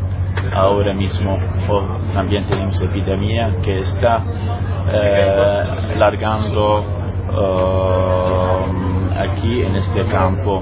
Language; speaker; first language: Spanish; non-native, fluent; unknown